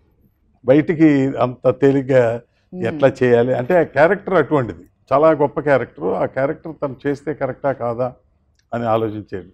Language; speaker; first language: Telugu; native; Telugu